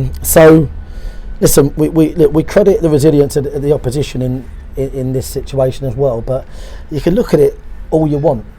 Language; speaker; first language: English; native; English